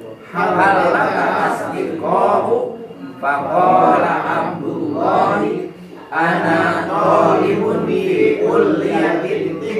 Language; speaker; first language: Arabic; non-native, learner; Indonesian